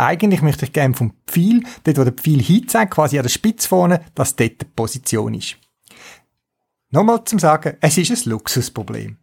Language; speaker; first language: German; native; German